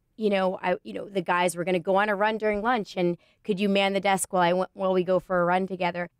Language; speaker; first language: English; native; English